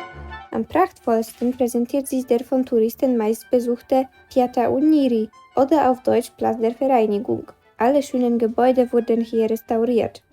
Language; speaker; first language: German; non-native, fluent; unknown